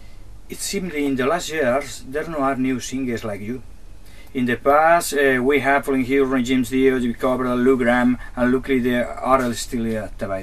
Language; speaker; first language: English; non-native, learner; Spanish